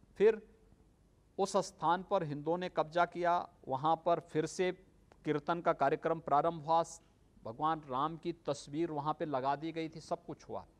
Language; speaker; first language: Hindi; native; Hindi